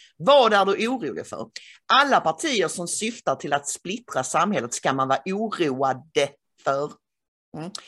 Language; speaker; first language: Swedish; native; Swedish